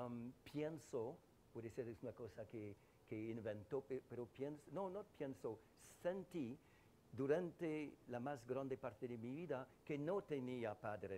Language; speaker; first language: Spanish; non-native, fluent; French